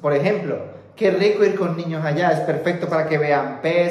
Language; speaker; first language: Spanish; native; Spanish